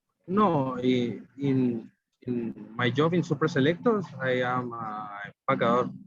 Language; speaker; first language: English; non-native, learner; Spanish